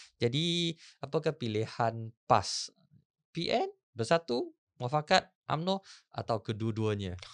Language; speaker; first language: Malay; non-native, local second language; Chinese